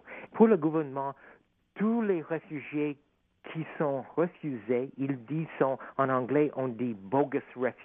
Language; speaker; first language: French; non-native, fluent; English